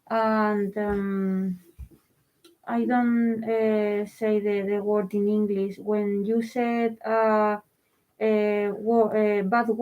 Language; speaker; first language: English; non-native, learner; Spanish